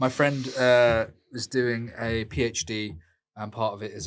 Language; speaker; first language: English; native; English